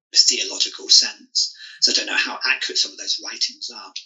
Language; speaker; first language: English; native; English